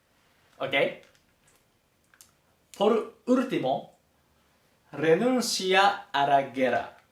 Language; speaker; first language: Spanish; non-native, fluent; Japanese